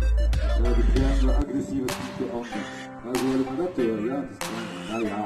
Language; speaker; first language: Dutch; non-native, local second language; French